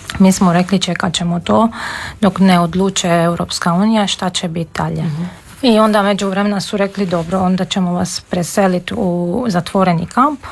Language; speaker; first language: Serbian; non-native, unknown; Armenian